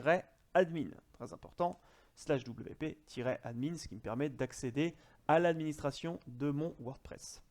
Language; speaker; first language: French; native; French